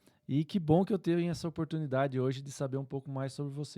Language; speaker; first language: Portuguese; native; Portuguese